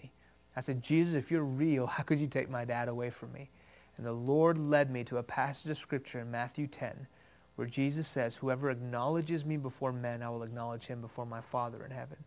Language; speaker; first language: English; early bilingual, other home language; Persian